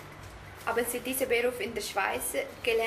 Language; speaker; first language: German; non-native, learner; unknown